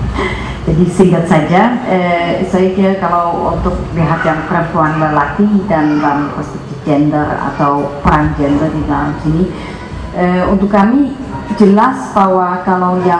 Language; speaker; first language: Indonesian; non-native, fluent; Dutch